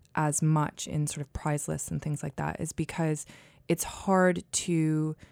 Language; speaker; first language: English; native; English